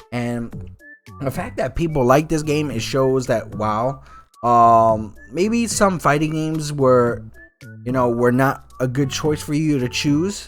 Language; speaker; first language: English; native; English